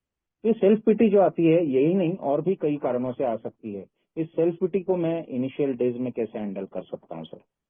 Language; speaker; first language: Hindi; native; Hindi